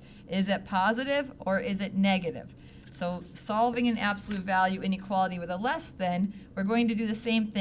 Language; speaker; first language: English; native; English